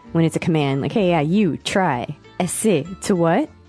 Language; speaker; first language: English; native; English